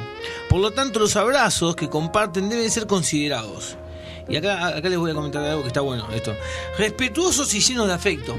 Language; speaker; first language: Spanish; native; Spanish